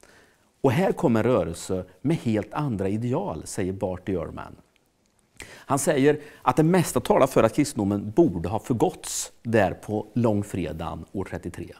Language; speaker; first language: Swedish; native; Swedish